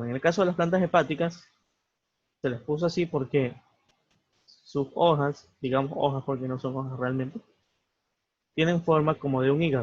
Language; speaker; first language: Spanish; native; Spanish